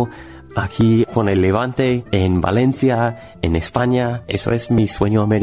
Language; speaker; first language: Spanish; non-native, fluent; English